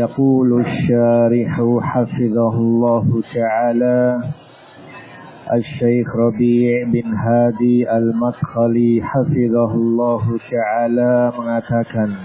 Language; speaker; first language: Arabic; non-native, fluent; Indonesian